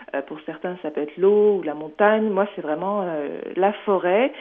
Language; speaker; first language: French; native; French